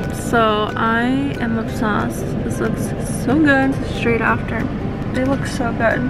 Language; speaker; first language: English; native; English